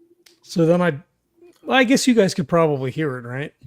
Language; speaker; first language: English; native; English